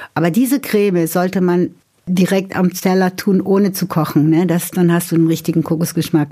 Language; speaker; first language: German; native; German